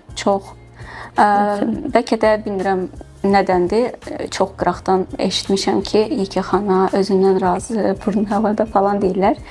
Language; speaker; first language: Azerbaijani; early bilingual, heritage; Azerbaijani